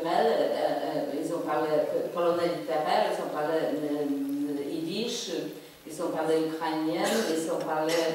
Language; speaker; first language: French; non-native, fluent; Polish